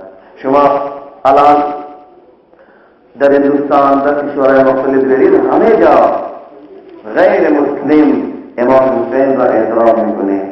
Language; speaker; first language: Persian; non-native, fluent; Urdu